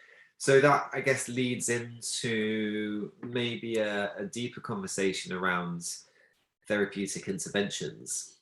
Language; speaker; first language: English; native; English